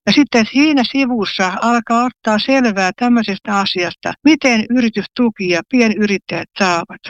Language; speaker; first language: Finnish; native; Finnish